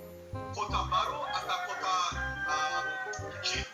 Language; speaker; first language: Indonesian; non-native, learner; English